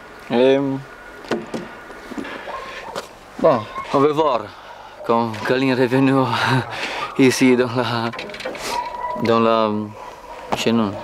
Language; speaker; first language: French; non-native, learner; Romanian